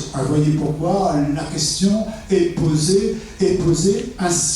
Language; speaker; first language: French; native; French